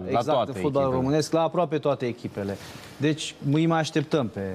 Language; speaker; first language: Romanian; native; Romanian